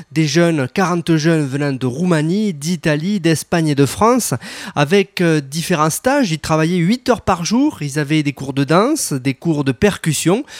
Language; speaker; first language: French; native; French